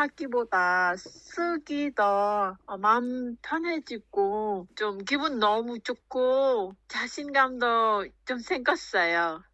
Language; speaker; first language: Korean; non-native, learner; Vietnamese